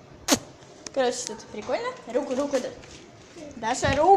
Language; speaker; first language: Russian; native; Russian